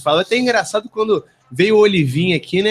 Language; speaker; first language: Portuguese; native; Portuguese